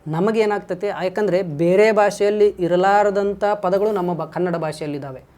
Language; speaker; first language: Kannada; native; Kannada